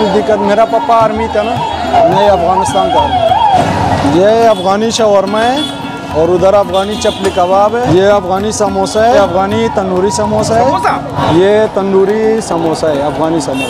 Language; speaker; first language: Hindi; non-native, learner; Persian